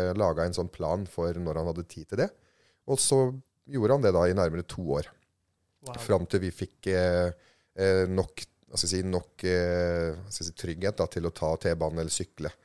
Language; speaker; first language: Norwegian; early bilingual, other home language; Arabic